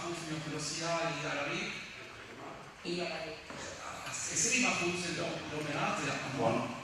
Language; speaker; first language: Hebrew; non-native, fluent; Spanish